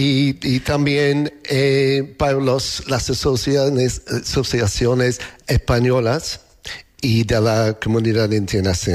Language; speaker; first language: Spanish; non-native, learner; English